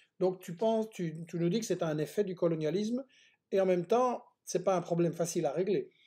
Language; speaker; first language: French; native; French